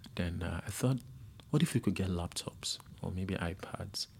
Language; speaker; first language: English; non-native, local second language; Yoruba